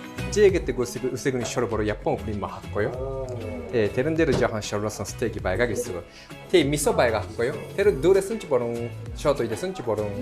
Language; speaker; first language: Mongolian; non-native, fluent; Japanese